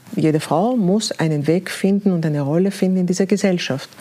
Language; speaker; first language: German; non-native, fluent; Greek